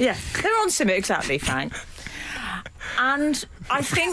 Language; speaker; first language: English; native; English